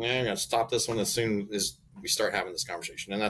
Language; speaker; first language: English; native; English